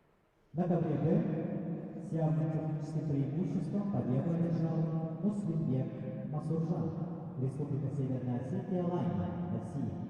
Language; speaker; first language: Russian; native; Russian